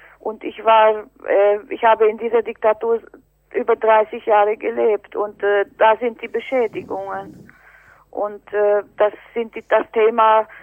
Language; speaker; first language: German; native; German